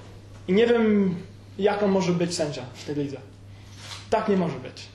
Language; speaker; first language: Polish; early bilingual, heritage; Polish